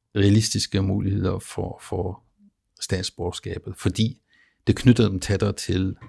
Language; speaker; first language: Danish; non-native, fluent; German